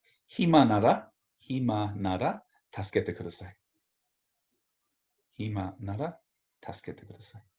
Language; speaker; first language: Japanese; non-native, fluent; English